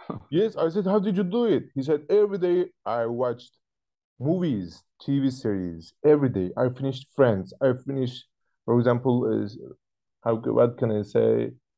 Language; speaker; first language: English; non-native, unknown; Turkish